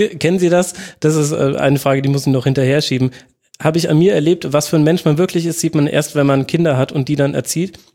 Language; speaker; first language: German; native; German